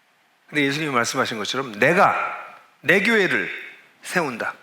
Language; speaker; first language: Korean; native; Korean